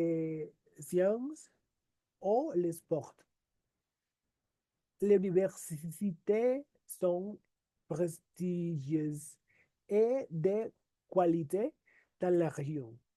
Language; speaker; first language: French; non-native, learner; Spanish